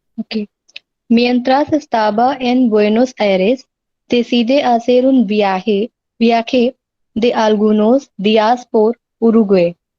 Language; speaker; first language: Spanish; non-native, learner; Hindi